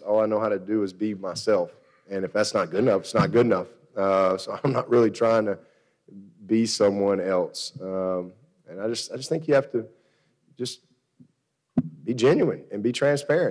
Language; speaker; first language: English; native; English